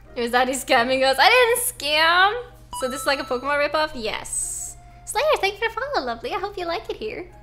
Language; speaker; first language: English; non-native, fluent; Norwegian